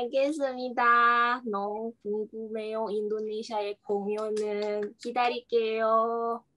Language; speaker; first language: Korean; non-native, learner; Indonesian